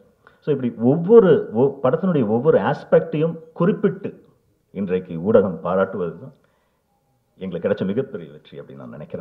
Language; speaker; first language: Tamil; native; Tamil